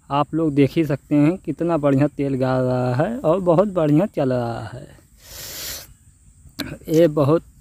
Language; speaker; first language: Hindi; native; Hindi